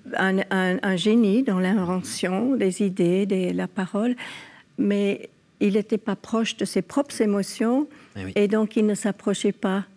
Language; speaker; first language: French; non-native, fluent; English